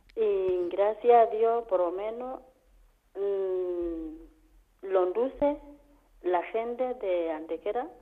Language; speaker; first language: Spanish; non-native, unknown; Kamba